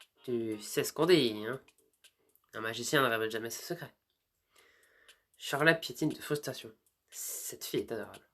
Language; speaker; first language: French; native; French